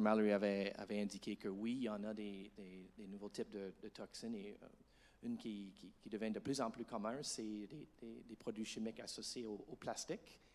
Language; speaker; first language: French; native; French